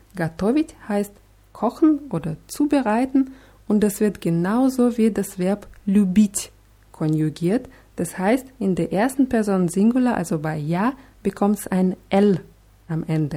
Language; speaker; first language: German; non-native, fluent; Russian